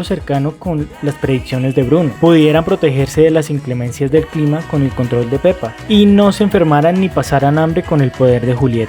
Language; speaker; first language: Spanish; native; Spanish